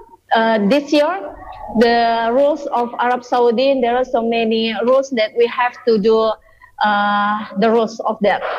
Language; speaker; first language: English; non-native, learner; Indonesian